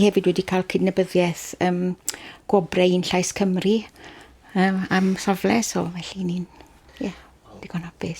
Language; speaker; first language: Welsh; native; Welsh